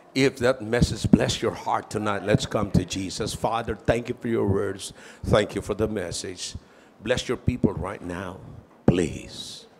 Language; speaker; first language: English; non-native, local second language; Filipino